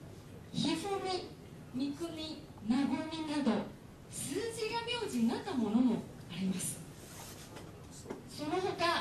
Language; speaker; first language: Japanese; non-native, fluent; Chinese